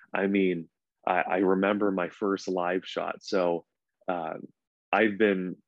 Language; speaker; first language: English; native; English